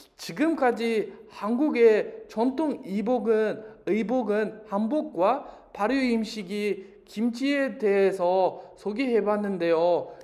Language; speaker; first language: Korean; non-native, fluent; Uzbek